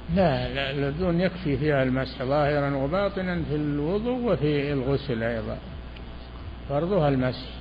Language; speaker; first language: Arabic; native; Arabic